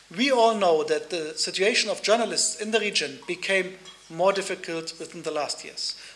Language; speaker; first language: English; non-native, fluent; German